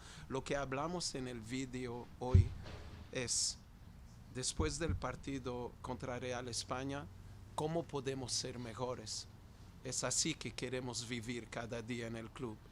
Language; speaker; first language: Spanish; non-native, fluent; Portuguese